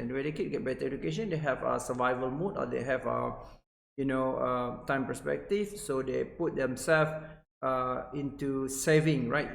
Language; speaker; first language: English; non-native, local second language; Malay